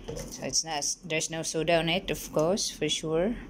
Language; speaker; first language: English; non-native, local second language; Cebuano